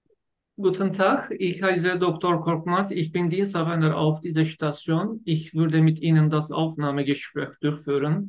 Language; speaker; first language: German; non-native, learner; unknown